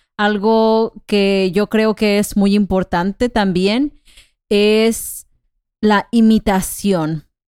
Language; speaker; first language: Spanish; non-native, fluent; English